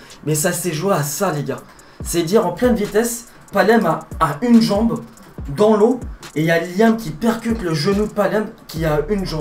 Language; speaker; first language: French; native; French